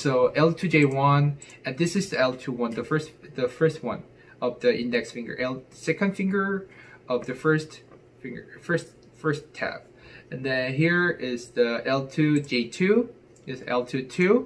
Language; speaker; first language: English; non-native, fluent; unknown